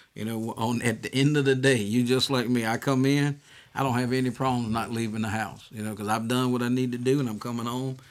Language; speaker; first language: English; native; English